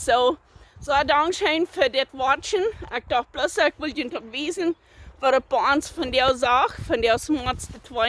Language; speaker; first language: German; early bilingual, heritage; German